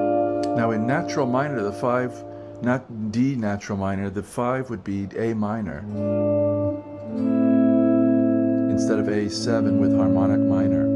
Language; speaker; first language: English; native; English